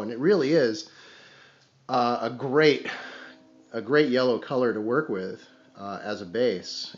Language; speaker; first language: English; native; English